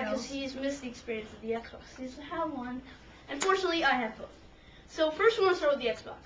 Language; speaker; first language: English; native; English